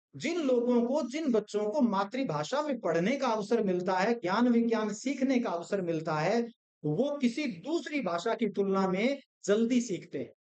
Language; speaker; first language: Hindi; non-native, local second language; Gujarati